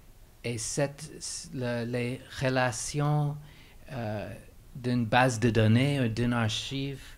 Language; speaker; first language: French; non-native, fluent; English